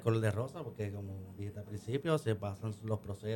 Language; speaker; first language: Spanish; native; Spanish